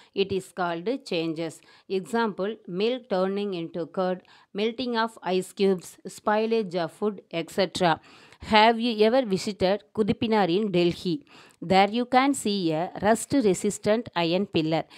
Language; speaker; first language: English; non-native, local second language; Tamil